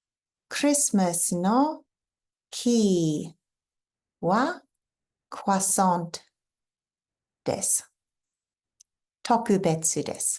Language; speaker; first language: Japanese; non-native, fluent; English